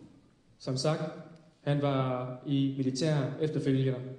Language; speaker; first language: Danish; non-native, fluent; Vietnamese